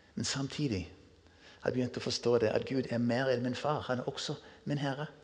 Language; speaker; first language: Norwegian; non-native, fluent; English